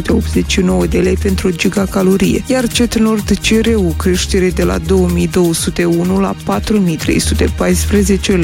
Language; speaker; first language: Romanian; native; Romanian